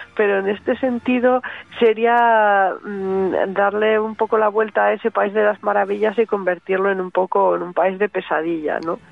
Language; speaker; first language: Spanish; native; Spanish